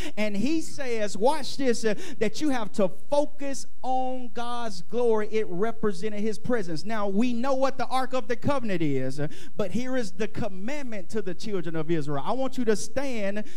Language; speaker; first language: English; native; English